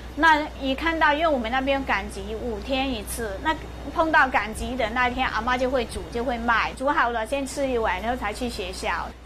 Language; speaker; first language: Chinese; native; Chinese